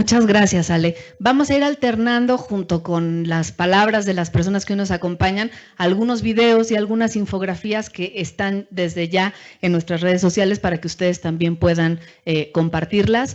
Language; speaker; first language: Spanish; native; Spanish